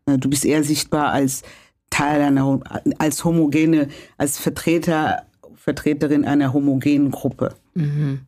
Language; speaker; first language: German; non-native, fluent; Kinyarwanda